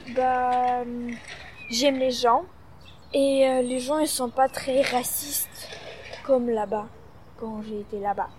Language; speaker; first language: French; early bilingual, other home language; Russian